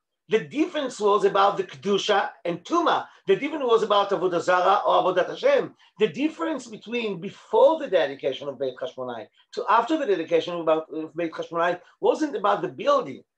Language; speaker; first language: English; non-native, fluent; Hebrew